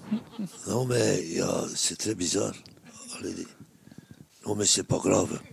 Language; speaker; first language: French; non-native, local second language; Dutch